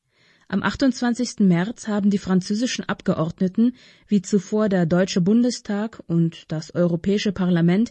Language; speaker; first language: German; native; German